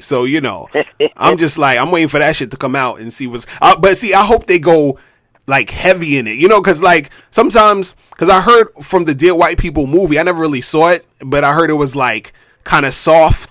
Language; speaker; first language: English; native; English